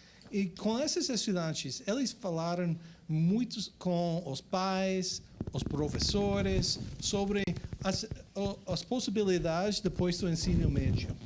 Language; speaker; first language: Portuguese; non-native, fluent; English